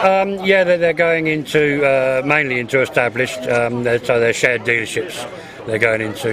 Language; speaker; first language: English; native; English